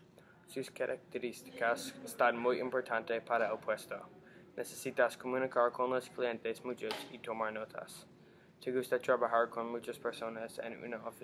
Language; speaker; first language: Spanish; non-native, learner; English